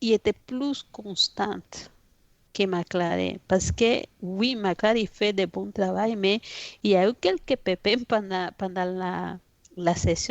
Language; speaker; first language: French; non-native, fluent; Spanish